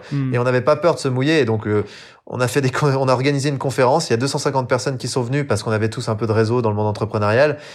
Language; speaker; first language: French; native; French